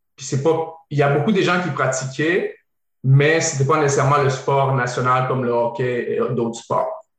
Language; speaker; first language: French; early bilingual, other home language; Bosnian